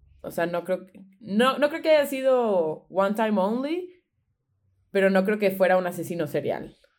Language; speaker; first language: Spanish; native; Spanish